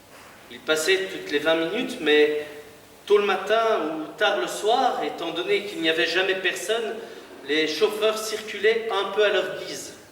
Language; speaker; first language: French; native; French